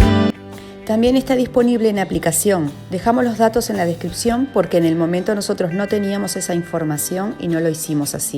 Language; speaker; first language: Spanish; native; Spanish